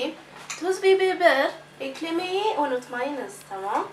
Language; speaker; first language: Turkish; non-native, learner; Arabic